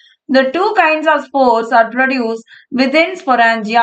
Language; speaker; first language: English; non-native, local second language; Tamil